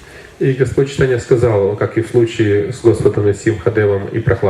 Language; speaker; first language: Russian; native; Russian